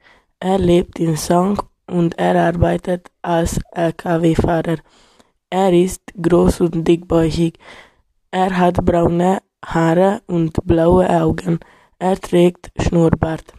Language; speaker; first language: German; non-native, learner; Hungarian